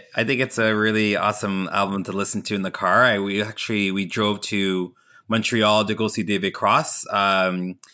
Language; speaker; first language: English; native; English